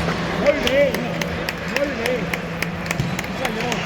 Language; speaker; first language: Spanish; non-native, local second language; Catalan